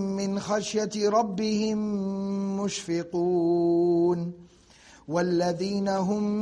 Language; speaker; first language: Arabic; non-native, fluent; English